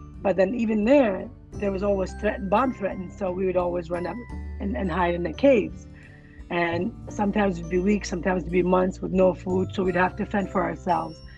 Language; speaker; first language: English; non-native, fluent; Arabic